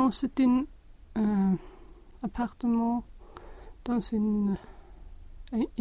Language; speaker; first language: French; non-native, learner; Swedish